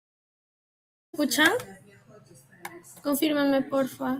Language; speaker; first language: Spanish; native; Spanish